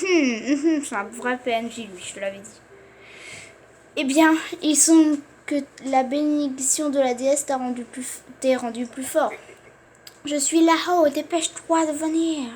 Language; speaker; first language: French; native; French